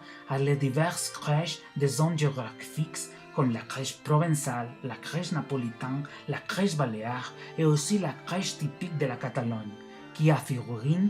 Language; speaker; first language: French; non-native, learner; Catalan